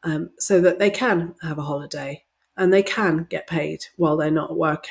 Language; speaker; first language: English; native; English